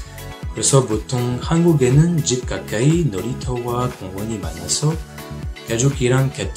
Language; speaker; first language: Korean; non-native, fluent; French